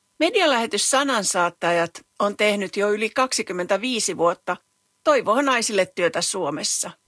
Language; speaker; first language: Finnish; native; Finnish